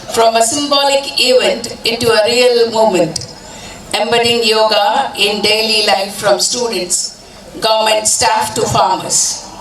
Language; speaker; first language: English; non-native, local second language; Telugu